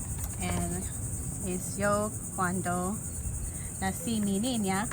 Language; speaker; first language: Spanish; non-native, learner; Lao